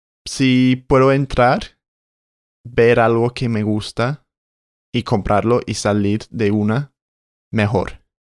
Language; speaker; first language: Spanish; non-native, fluent; English